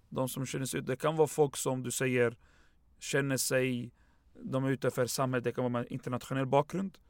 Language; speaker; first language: Swedish; early bilingual, other home language; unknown